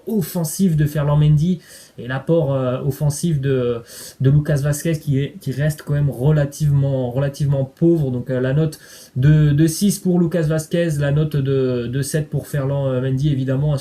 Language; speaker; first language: French; native; French